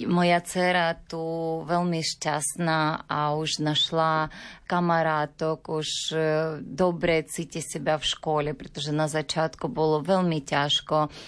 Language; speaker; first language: Slovak; non-native, learner; Ukrainian